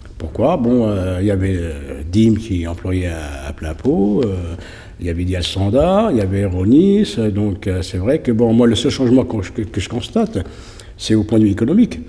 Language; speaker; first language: French; native; French